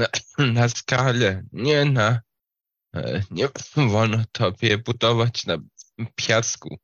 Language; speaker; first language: Polish; non-native, fluent; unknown